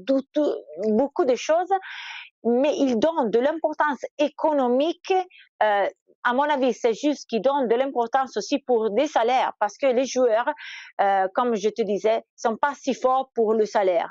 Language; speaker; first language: French; non-native, fluent; Italian